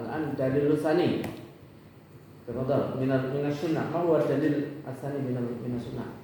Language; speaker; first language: Arabic; non-native, fluent; Indonesian